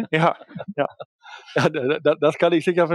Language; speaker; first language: German; native; German